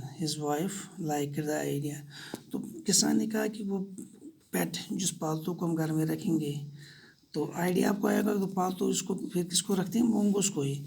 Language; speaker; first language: Urdu; non-native, local second language; Kashmiri